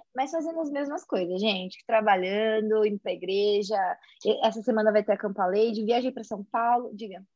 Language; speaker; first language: Portuguese; native; Portuguese